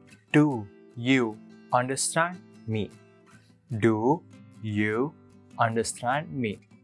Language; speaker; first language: English; native; English